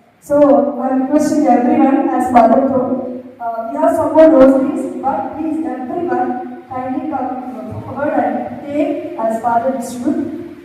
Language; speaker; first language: English; non-native, local second language; Telugu